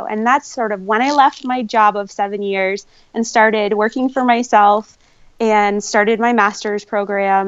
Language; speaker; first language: English; native; English